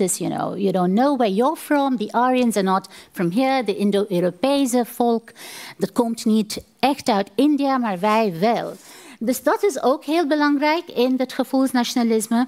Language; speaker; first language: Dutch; non-native, fluent; Tamil